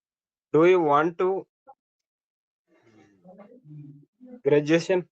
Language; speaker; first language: English; non-native, learner; Hindi